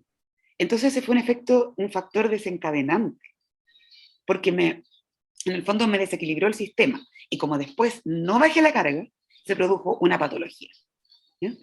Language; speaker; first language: Spanish; native; Spanish